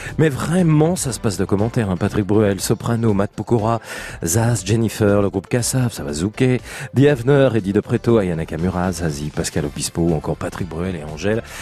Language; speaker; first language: French; native; French